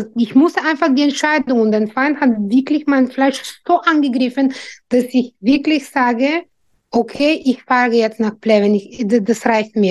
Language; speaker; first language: German; non-native, fluent; Bulgarian